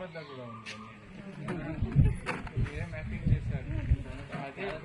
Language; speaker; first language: Telugu; non-native, learner; Hindi